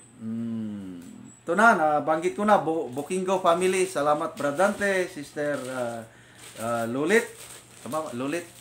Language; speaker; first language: Filipino; non-native, local second language; Iloko